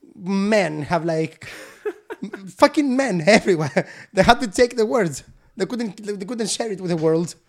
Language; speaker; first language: English; non-native, fluent; Greek